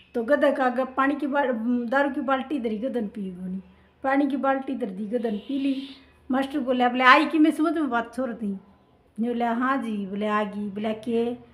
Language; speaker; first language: Hindi; native; Hindi